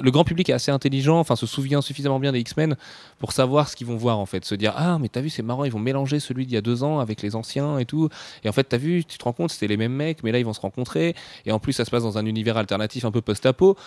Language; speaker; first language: French; native; French